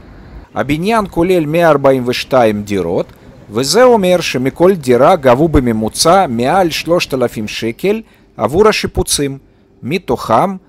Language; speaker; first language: Hebrew; native; Hebrew